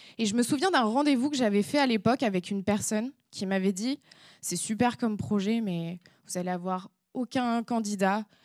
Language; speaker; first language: French; native; French